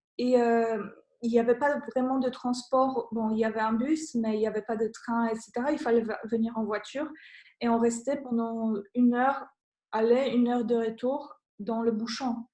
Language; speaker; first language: French; non-native, fluent; Polish